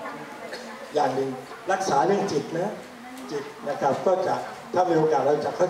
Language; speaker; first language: Thai; native; Thai